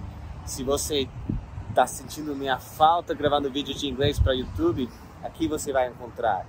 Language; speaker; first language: Portuguese; non-native, fluent; English